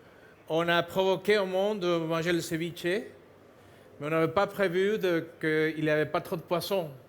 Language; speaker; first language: French; non-native, fluent; Spanish